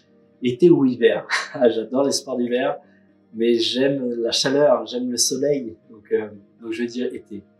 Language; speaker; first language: French; native; French